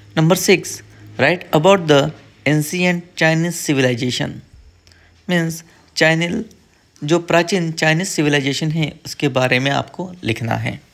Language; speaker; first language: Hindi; non-native, local second language; Marathi